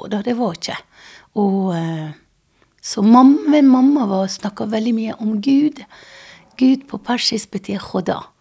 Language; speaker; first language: Norwegian; non-native, fluent; Persian